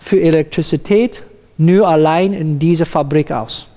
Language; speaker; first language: German; non-native, learner; Cantonese